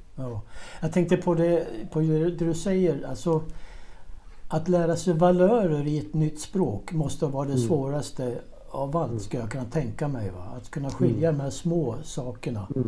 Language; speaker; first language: Swedish; native; Swedish